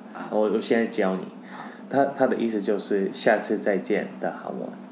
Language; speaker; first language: Chinese; non-native, fluent; Korean